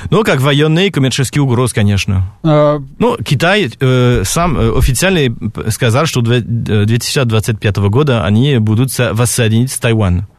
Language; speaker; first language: Russian; non-native, fluent; French